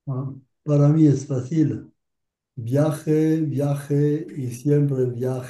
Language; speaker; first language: Spanish; non-native, learner; French